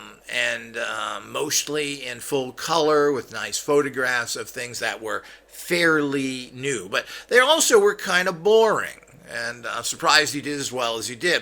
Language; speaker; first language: English; native; English